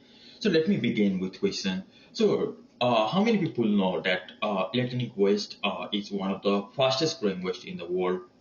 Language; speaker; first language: English; non-native, learner; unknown